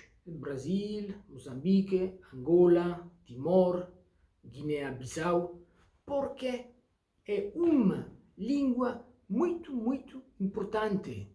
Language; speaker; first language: Portuguese; non-native, learner; Basque